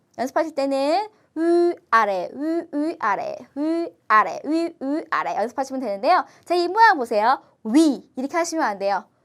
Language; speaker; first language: Korean; native; Korean